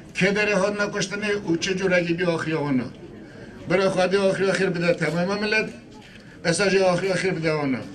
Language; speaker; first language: Armenian; non-native, local second language; Kurdish